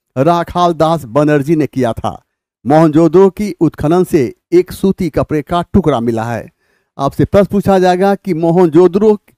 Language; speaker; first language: Hindi; native; Hindi